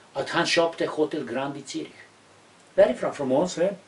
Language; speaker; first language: Swedish; non-native, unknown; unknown